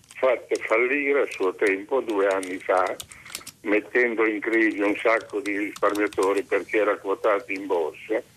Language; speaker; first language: Italian; native; Italian